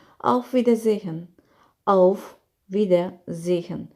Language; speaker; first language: German; non-native, fluent; Turkish